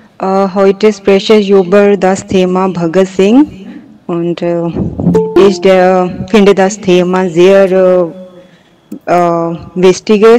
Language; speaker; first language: German; non-native, learner; Punjabi